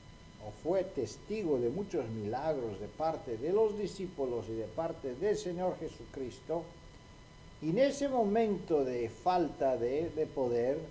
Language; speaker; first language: Spanish; non-native, fluent; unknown